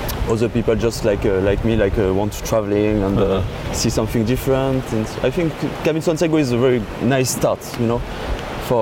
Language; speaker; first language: English; non-native, learner; French